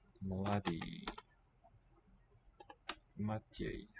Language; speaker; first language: Czech; non-native, learner; English